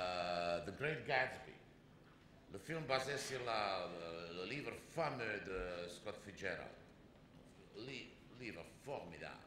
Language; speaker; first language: French; non-native, fluent; Czech